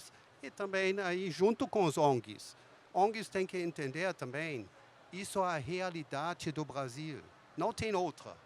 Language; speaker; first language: Portuguese; non-native, fluent; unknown